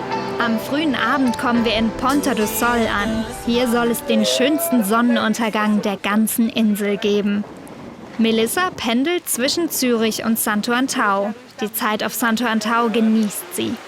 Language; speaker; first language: German; native; German